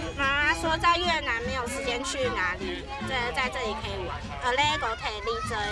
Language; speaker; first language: Chinese; native; Chinese